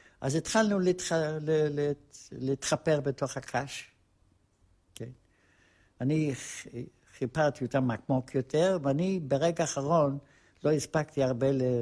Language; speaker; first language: Hebrew; non-native, fluent; Polish